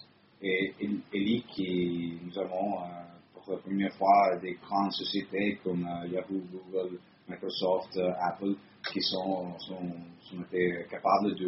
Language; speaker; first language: French; non-native, fluent; Italian